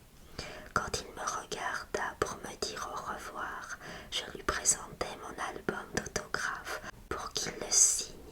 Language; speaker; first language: French; native; French